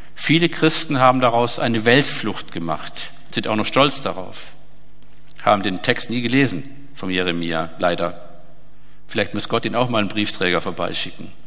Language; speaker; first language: German; native; German